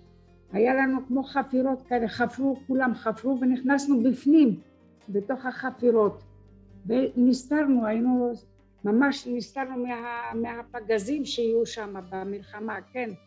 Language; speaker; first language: Hebrew; early bilingual, other home language; French